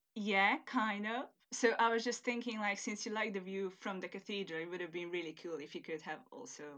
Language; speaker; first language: English; non-native, fluent; Hungarian